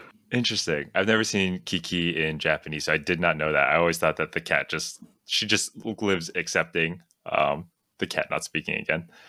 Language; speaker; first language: English; native; English